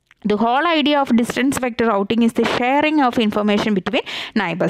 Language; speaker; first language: English; non-native, local second language; Malayalam